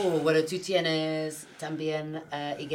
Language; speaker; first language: Spanish; non-native, fluent; English